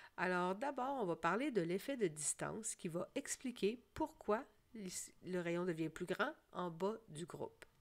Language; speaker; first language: French; native; French